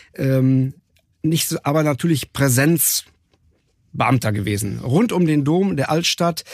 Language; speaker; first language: German; native; German